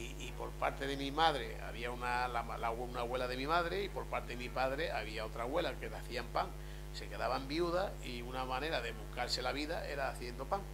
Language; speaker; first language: Spanish; native; Spanish